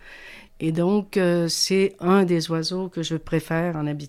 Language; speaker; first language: French; native; French